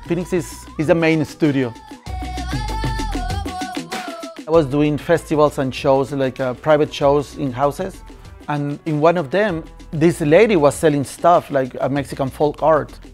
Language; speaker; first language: English; non-native, fluent; Spanish